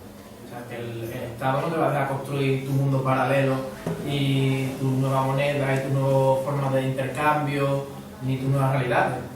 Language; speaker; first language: Spanish; native; Spanish